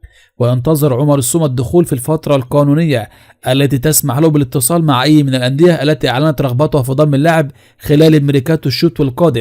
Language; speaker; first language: Arabic; native; Arabic